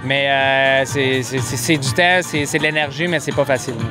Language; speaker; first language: French; native; French